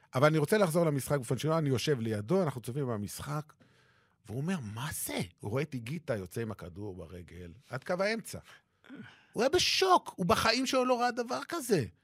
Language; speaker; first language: Hebrew; native; Hebrew